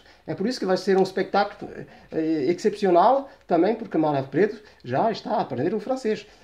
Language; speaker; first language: Portuguese; early bilingual, heritage; Portuguese